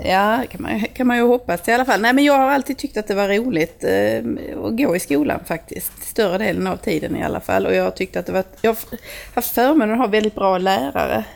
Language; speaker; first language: Swedish; native; Swedish